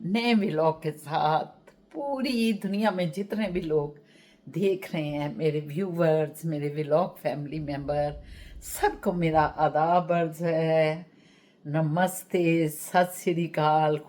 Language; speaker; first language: Urdu; non-native, local second language; Punjabi